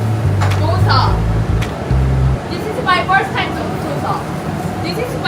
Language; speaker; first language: English; non-native, learner; Korean